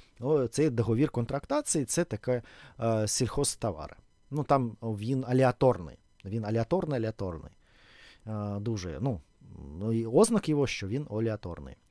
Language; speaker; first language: Ukrainian; non-native, fluent; Russian